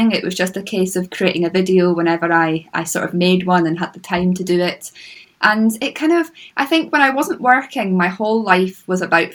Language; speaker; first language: English; native; English